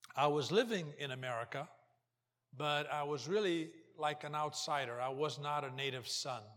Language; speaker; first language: English; early bilingual, other home language; Portuguese